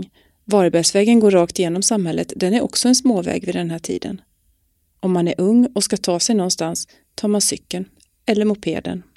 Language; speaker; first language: Swedish; native; Swedish